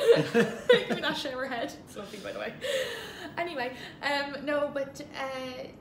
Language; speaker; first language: English; native; English